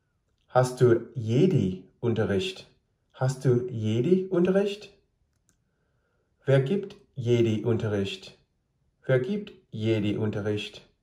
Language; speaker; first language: German; non-native, fluent; English